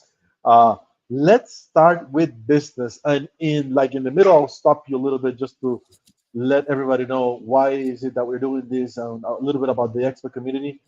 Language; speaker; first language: English; non-native, fluent; Spanish